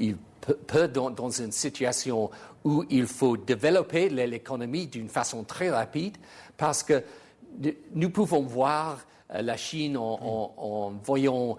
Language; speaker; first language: French; non-native, fluent; English